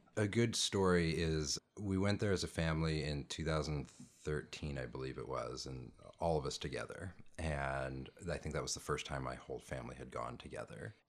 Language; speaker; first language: English; native; English